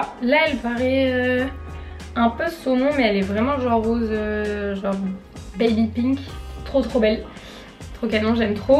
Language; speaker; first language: French; native; French